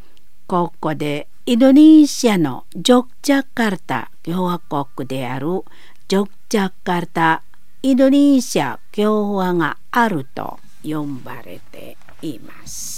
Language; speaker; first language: Japanese; non-native, learner; Indonesian